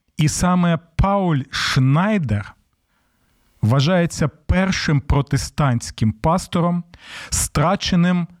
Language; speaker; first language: Ukrainian; native; Ukrainian